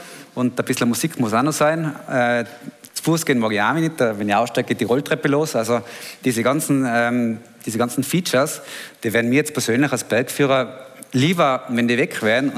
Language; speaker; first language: German; native; German